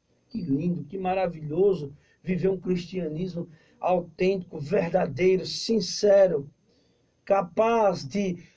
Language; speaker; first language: Portuguese; native; Portuguese